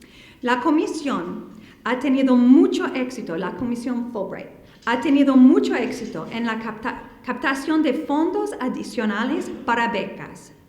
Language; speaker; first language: Spanish; non-native, fluent; English